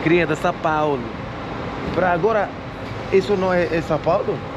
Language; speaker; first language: Portuguese; non-native, learner; Swedish